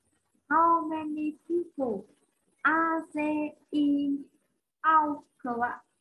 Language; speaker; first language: English; non-native, learner; Vietnamese